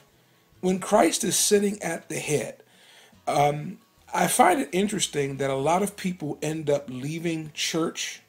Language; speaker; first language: English; native; English